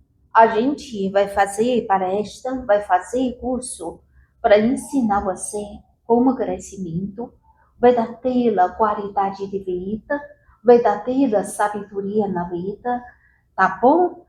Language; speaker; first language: Portuguese; non-native, learner; Chinese